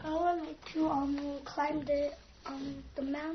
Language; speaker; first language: English; non-native, learner; Chinese